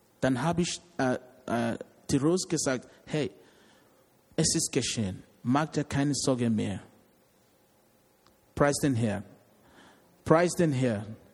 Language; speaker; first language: German; non-native, learner; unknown